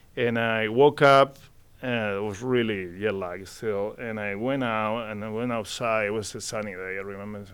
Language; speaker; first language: English; non-native, fluent; Spanish